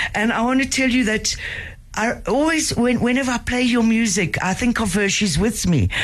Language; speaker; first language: English; native; English